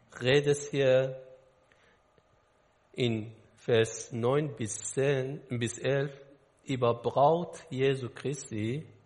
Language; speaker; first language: German; non-native, learner; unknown